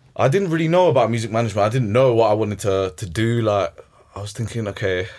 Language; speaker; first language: English; early bilingual, other home language; Arabic